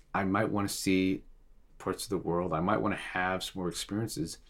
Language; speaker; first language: English; non-native, fluent; Tigrinya